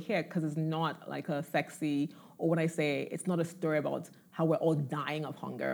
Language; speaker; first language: English; non-native, local second language; Igbo